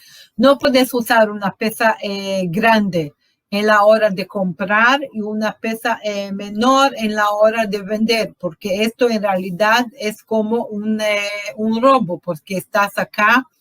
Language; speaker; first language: Spanish; non-native, fluent; Portuguese